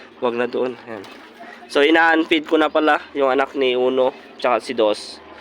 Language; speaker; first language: Filipino; native; Filipino